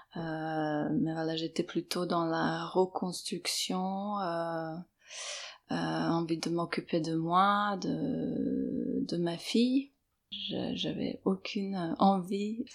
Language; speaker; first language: French; non-native, fluent; Serbian